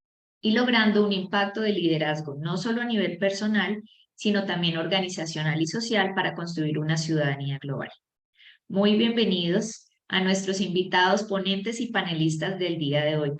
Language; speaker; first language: Spanish; native; Spanish